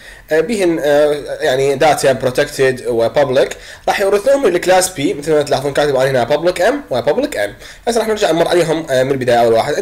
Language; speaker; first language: Arabic; native; Arabic